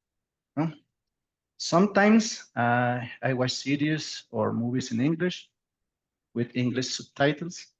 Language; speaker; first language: English; non-native, learner; Spanish